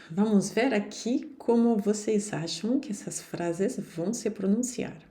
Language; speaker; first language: Portuguese; non-native, fluent; French